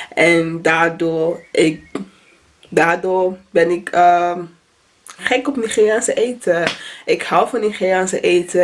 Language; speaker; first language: Dutch; non-native, fluent; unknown